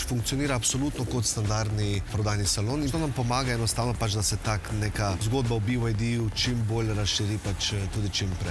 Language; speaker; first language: Slovenian; native; Slovenian